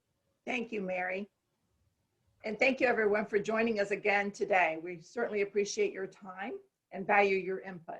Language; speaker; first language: English; native; English